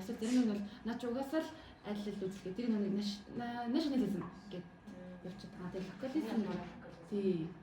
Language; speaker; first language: Mongolian; native; Mongolian